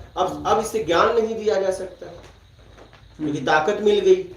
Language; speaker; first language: Hindi; native; Hindi